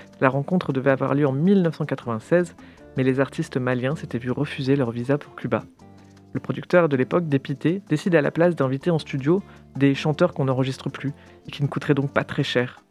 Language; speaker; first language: French; native; French